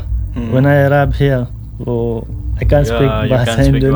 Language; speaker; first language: English; non-native, local second language; Pashto